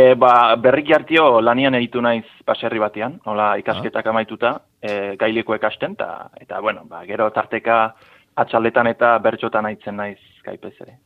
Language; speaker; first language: Basque; non-native, fluent; English